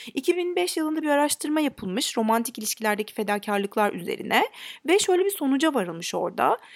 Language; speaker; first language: Turkish; native; Turkish